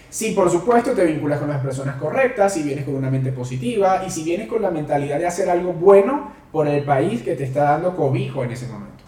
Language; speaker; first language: Spanish; native; Spanish